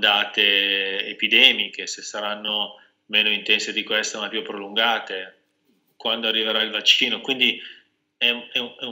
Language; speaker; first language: Italian; native; Italian